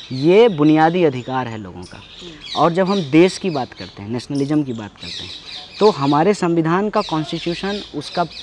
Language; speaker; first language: Hindi; native; Hindi